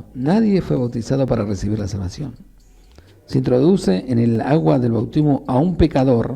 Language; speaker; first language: Spanish; native; Spanish